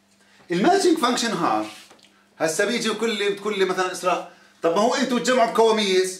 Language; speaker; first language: Arabic; native; Arabic